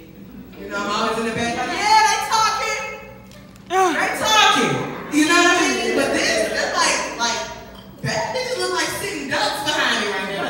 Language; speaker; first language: English; native; English